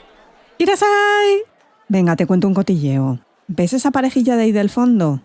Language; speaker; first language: Spanish; native; Spanish